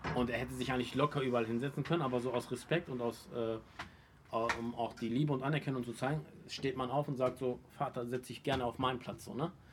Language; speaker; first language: German; early bilingual, other home language; Turkish